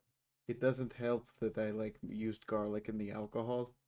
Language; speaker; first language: English; native; English